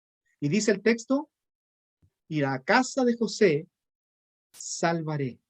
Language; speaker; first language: Spanish; native; Spanish